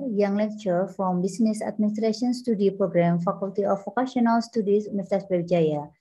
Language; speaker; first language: English; non-native, learner; Indonesian